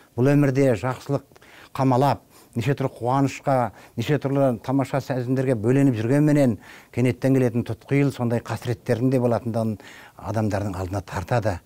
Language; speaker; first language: Kazakh; native; Kazakh